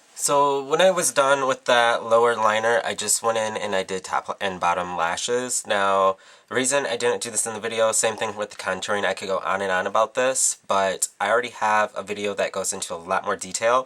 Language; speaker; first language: English; native; English